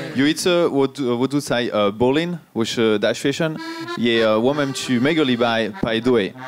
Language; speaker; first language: Chinese; non-native, learner; French